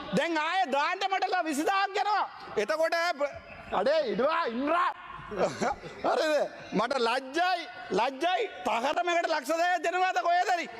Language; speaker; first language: Sinhala; non-native, local second language; Tamil